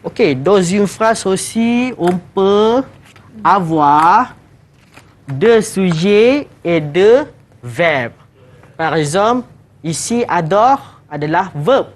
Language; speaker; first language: French; non-native, fluent; Malay